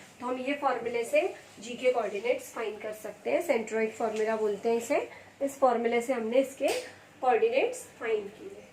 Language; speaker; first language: Hindi; non-native, local second language; Marathi